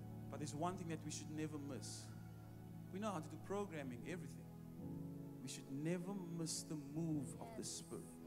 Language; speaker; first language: English; non-native, local second language; Afrikaans